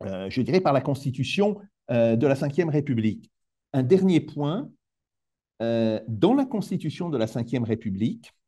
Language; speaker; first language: French; native; French